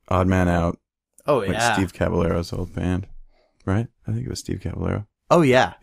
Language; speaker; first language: English; native; English